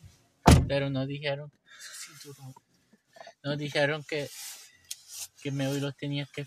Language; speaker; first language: Spanish; early bilingual, heritage; English